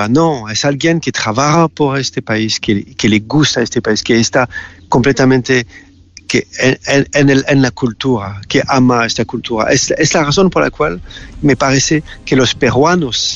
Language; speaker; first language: Spanish; non-native, learner; French